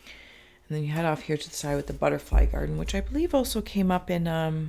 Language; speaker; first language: English; native; English